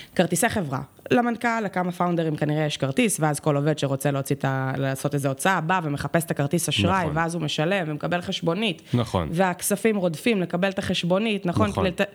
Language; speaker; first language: Hebrew; native; Hebrew